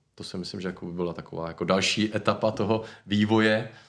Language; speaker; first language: Czech; native; Czech